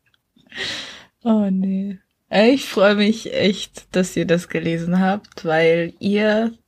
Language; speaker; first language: German; non-native, fluent; Czech